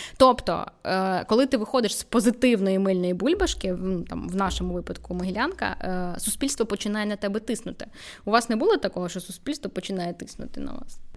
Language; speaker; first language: Ukrainian; non-native, local second language; Russian